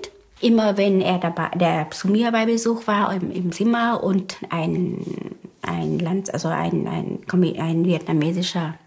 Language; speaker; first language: German; non-native, fluent; Vietnamese